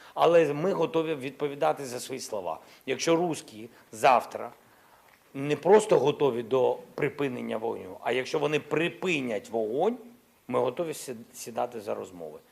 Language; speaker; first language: Ukrainian; non-native, local second language; Russian